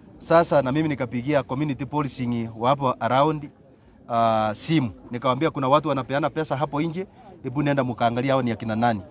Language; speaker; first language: Swahili; non-native, local second language; Gusii